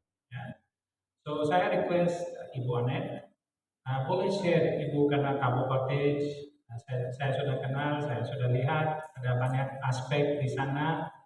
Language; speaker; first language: Indonesian; non-native, fluent; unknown